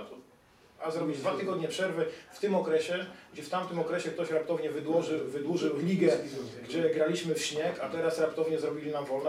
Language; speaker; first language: Polish; native; Polish